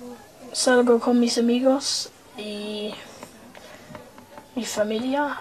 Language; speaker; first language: Spanish; non-native, learner; English